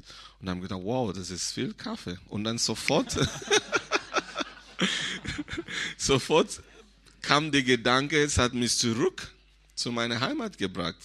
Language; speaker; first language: German; non-native, fluent; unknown